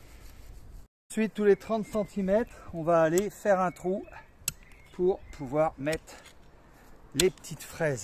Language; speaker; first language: French; native; French